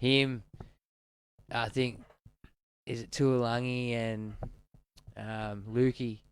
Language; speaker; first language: English; native; English